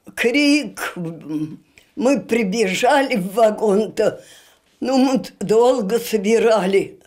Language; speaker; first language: Russian; native; Russian